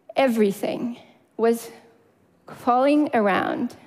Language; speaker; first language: English; non-native, fluent; Russian